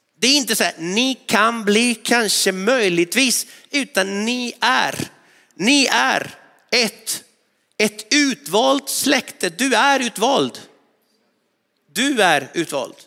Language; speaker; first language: Swedish; non-native, fluent; Spanish